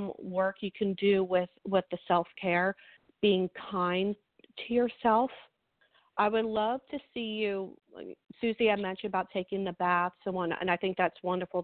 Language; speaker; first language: English; native; English